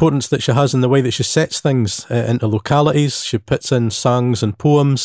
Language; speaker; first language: English; native; English